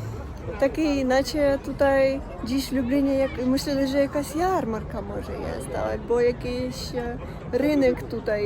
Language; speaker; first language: Polish; non-native, learner; Russian